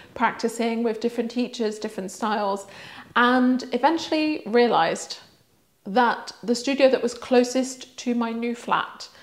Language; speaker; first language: English; early bilingual, other home language; Swiss German